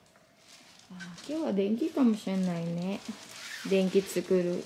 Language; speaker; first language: Japanese; non-native, learner; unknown